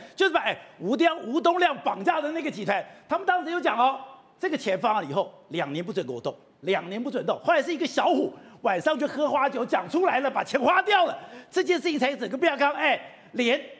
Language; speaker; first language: Chinese; native; Chinese